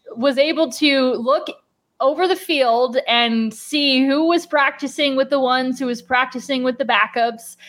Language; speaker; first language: English; native; English